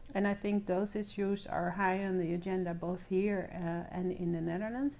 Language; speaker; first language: English; non-native, fluent; Dutch